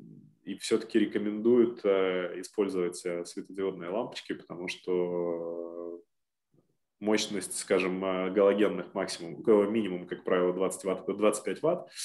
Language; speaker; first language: Russian; native; Russian